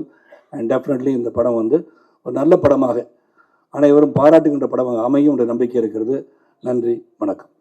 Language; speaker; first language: Tamil; native; Tamil